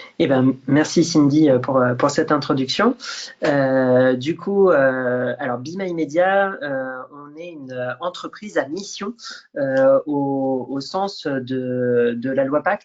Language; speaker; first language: French; native; French